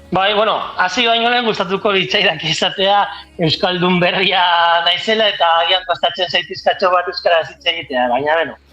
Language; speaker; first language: Basque; non-native, local second language; Spanish